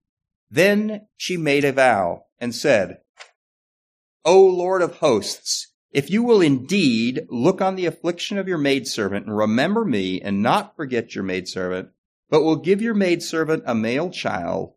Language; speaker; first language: English; native; English